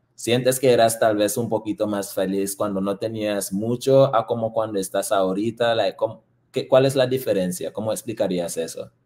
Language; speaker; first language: Spanish; non-native, local second language; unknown